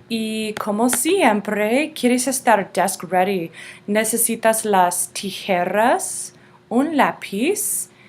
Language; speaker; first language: Spanish; non-native, fluent; English